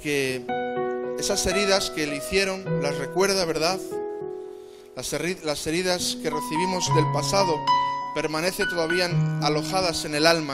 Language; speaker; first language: Spanish; native; Spanish